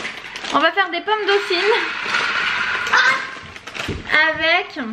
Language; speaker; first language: French; native; French